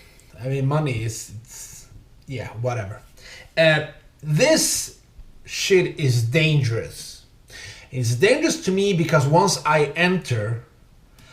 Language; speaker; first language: English; native; English